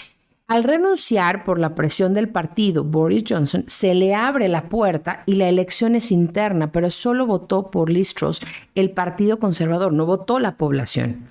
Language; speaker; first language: Spanish; native; Spanish